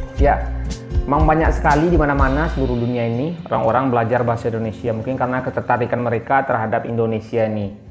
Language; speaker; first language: Indonesian; native; Indonesian